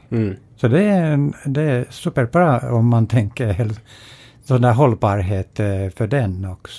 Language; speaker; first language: Swedish; non-native, fluent; Finnish